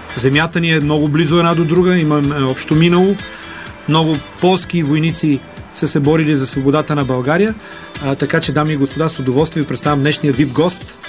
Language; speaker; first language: Bulgarian; native; Bulgarian